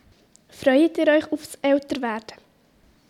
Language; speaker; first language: German; native; German